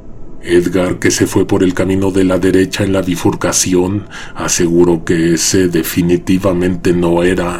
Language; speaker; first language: Spanish; native; Spanish